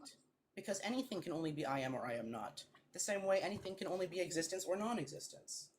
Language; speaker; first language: English; native; English